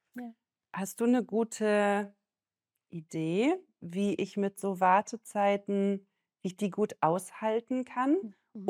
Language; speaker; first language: German; native; German